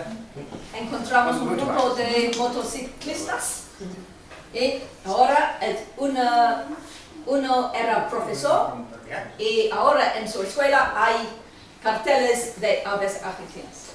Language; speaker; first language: Spanish; non-native, learner; English